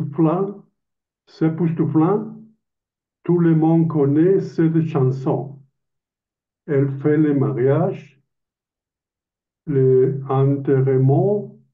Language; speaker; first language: French; non-native, learner; Spanish